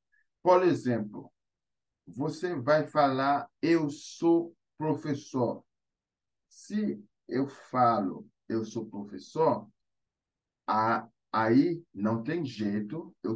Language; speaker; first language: Portuguese; non-native, fluent; Haitian Creole